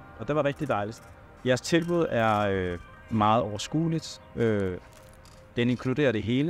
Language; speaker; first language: Danish; non-native, fluent; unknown